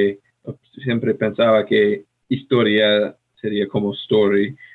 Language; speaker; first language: Spanish; non-native, fluent; English